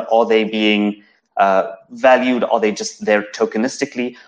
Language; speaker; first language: English; native; English